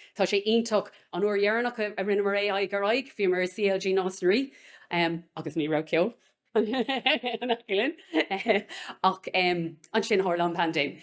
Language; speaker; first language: Irish; non-native, local second language; English